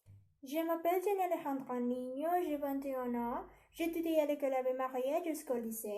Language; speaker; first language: French; non-native, learner; Spanish